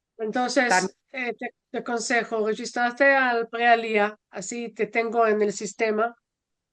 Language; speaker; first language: Spanish; non-native, fluent; Hebrew